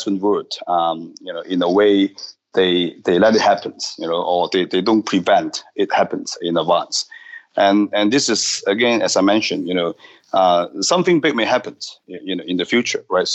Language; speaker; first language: English; non-native, local second language; Cantonese